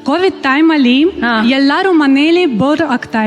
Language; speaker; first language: Kannada; non-native, learner; Russian